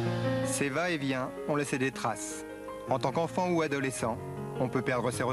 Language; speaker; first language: French; native; French